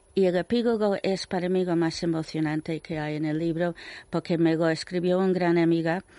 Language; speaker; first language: Spanish; non-native, fluent; English